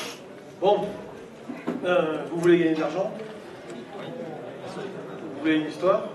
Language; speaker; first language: French; native; French